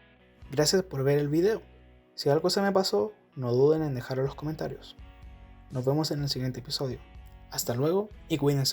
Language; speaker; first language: Spanish; native; Spanish